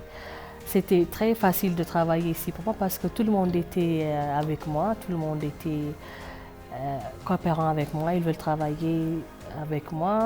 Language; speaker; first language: French; non-native, fluent; Amharic